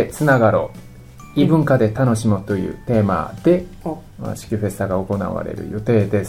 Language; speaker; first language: Japanese; non-native, fluent; Korean